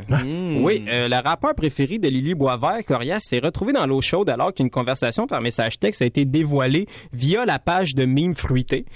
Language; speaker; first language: French; native; French